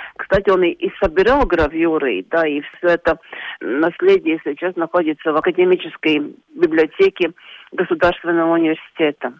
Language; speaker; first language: Russian; non-native, local second language; Latvian